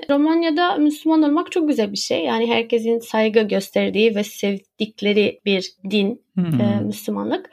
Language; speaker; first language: Turkish; early bilingual, heritage; Turkish